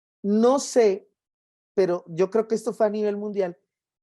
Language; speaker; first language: Spanish; native; Spanish